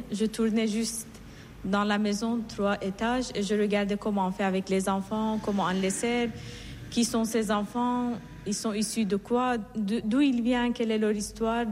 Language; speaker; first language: French; non-native, fluent; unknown